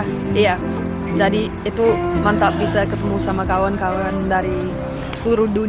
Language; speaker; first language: Indonesian; non-native, learner; English